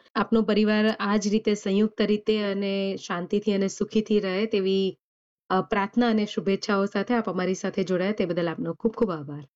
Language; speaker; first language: Gujarati; native; Gujarati